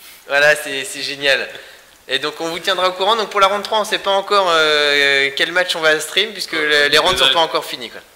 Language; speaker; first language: French; native; French